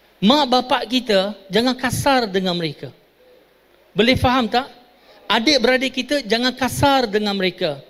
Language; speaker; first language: Malay; non-native, local second language; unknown